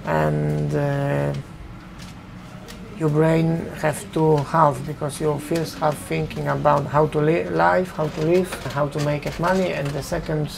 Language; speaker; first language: English; non-native, learner; Polish